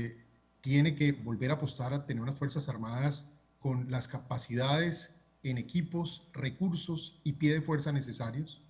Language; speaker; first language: Spanish; native; Spanish